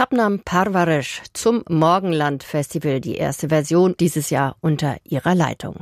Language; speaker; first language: German; native; German